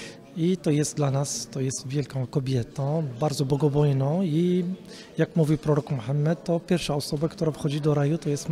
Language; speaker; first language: Polish; non-native, fluent; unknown